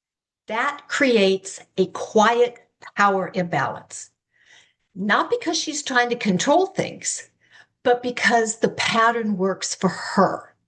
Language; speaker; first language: English; native; English